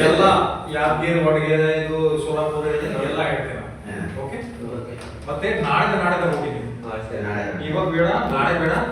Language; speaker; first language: Kannada; non-native, local second language; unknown